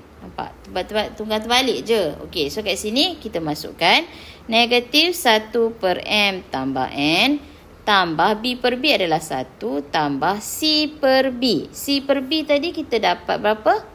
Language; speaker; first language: Malay; native; Malay